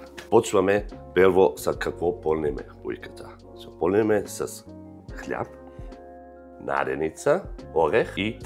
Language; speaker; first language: Bulgarian; non-native, fluent; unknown